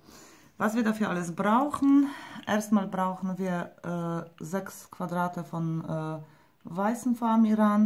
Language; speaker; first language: German; non-native, fluent; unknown